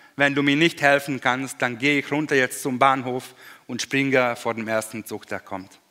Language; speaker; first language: German; non-native, fluent; Hungarian